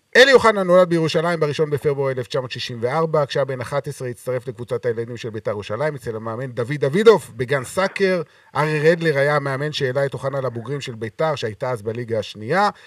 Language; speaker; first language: Hebrew; native; Hebrew